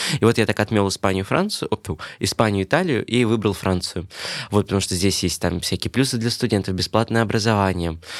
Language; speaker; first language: Russian; native; Russian